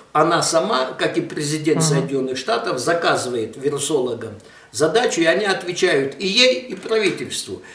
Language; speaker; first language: Russian; non-native, local second language; Armenian